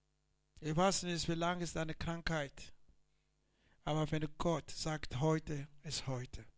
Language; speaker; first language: German; non-native, learner; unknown